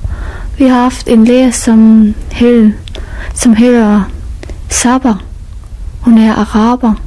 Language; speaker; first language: Danish; non-native, learner; Persian